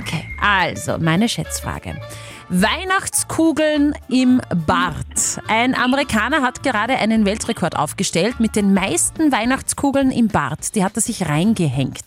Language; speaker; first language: German; native; German